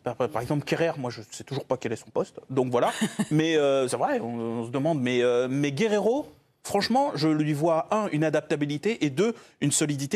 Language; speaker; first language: French; native; French